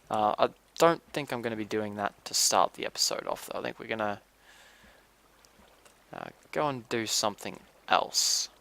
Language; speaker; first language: English; native; English